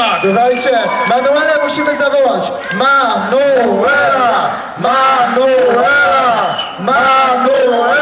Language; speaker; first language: Polish; native; Polish